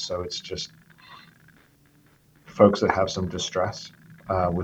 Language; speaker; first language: English; native; English